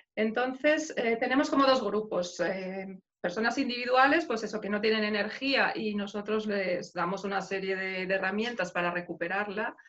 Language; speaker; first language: Spanish; native; Spanish